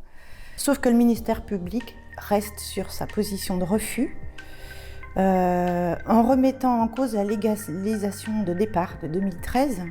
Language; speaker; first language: French; native; French